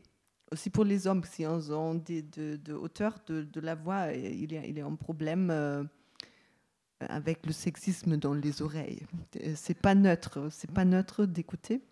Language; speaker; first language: French; non-native, fluent; German